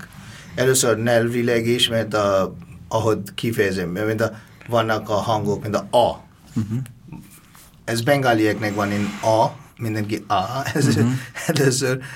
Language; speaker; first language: Hungarian; non-native, fluent; Bangla